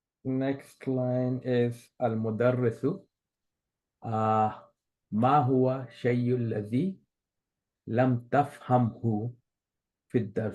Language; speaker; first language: Arabic; non-native, learner; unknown